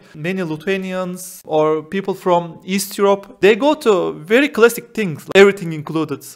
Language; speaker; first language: English; non-native, fluent; Turkish